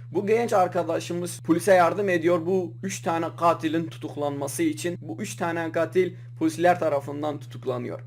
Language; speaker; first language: Turkish; non-native, local second language; Kurdish